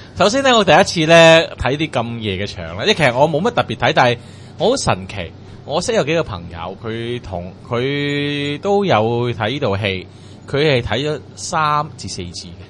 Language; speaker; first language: Chinese; non-native, local second language; Cantonese